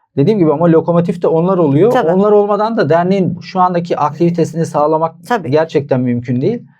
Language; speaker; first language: Turkish; native; Turkish